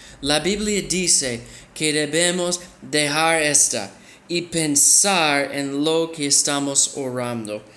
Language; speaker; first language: Spanish; non-native, fluent; English